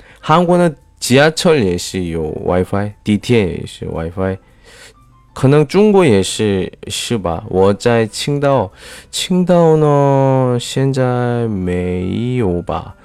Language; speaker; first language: Chinese; non-native, fluent; Korean